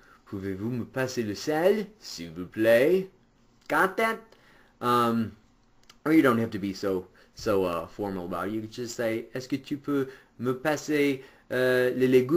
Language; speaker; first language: French; non-native, fluent; English